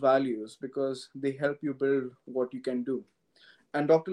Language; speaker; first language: English; non-native, local second language; Hindi